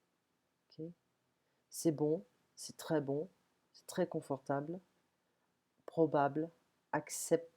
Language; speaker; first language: French; non-native, fluent; English